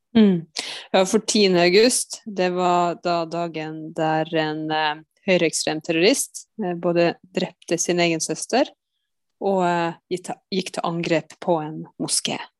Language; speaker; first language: Norwegian; native; Norwegian